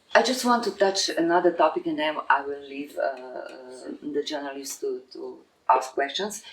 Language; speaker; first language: English; non-native, fluent; Slovenian